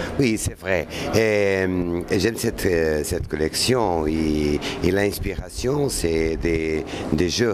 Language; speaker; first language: French; non-native, learner; Portuguese